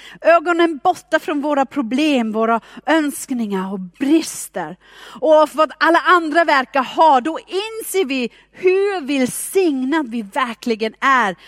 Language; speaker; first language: Swedish; non-native, fluent; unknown